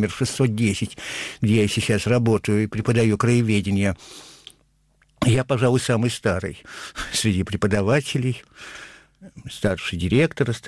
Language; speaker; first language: Russian; native; Russian